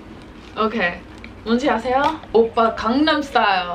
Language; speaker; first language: Korean; non-native, fluent; English